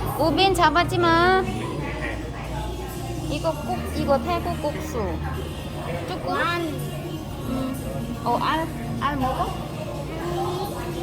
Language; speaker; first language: Korean; non-native, learner; Thai